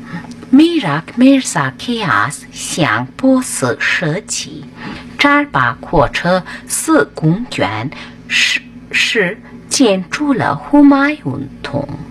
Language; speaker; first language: Chinese; non-native, fluent; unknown